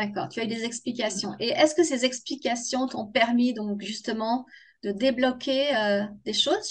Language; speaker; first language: French; native; French